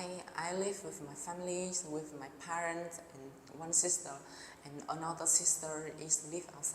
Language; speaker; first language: English; non-native, learner; Vietnamese